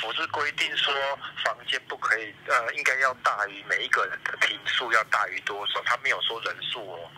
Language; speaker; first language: Chinese; native; Chinese